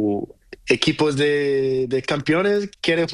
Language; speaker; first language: Spanish; non-native, learner; Portuguese